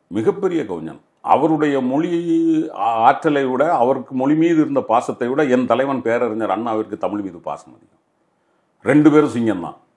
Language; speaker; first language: Tamil; native; Tamil